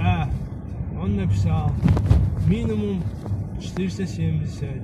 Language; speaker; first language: Russian; non-native, learner; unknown